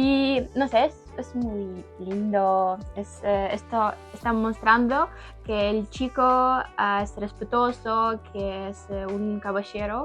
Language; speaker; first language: Spanish; non-native, learner; Ukrainian